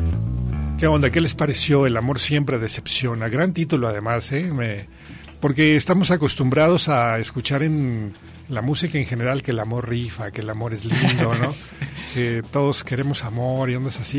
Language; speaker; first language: Spanish; native; Spanish